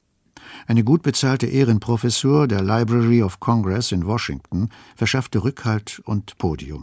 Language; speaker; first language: German; native; German